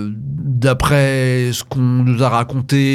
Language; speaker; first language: French; native; French